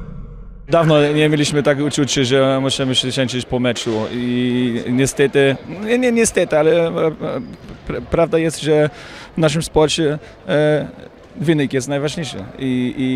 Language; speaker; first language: Polish; non-native, fluent; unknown